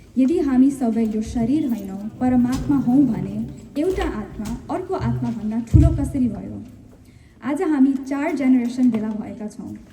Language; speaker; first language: Nepali; early bilingual, heritage; Nepali